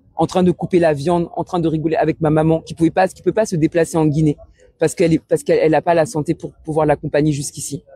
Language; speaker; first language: French; early bilingual, other home language; Wolof